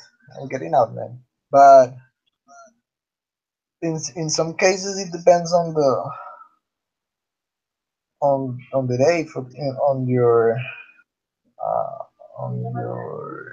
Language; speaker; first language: English; non-native, learner; Spanish